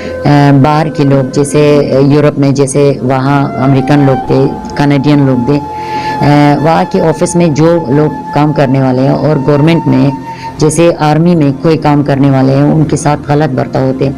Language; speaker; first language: Hindi; non-native, fluent; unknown